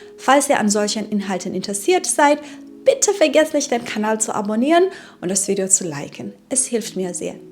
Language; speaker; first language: German; non-native, fluent; Persian